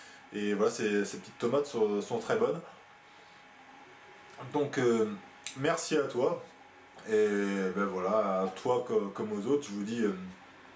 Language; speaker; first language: French; native; French